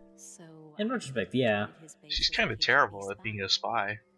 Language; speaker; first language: English; native; English